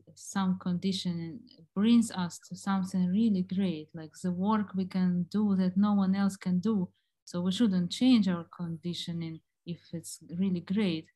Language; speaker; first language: English; non-native, fluent; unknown